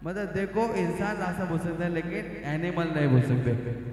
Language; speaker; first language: Hindi; non-native, local second language; Marathi